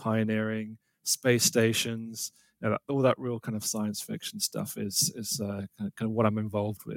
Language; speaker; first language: English; native; English